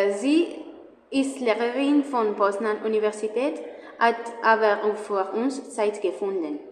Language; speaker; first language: German; non-native, learner; Spanish